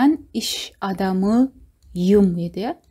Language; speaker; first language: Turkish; non-native, fluent; Kazakh